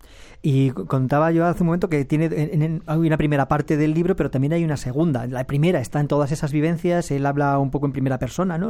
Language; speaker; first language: Spanish; native; Spanish